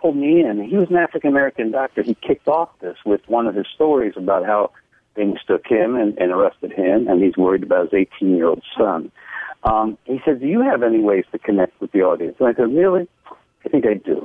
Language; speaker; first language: English; native; English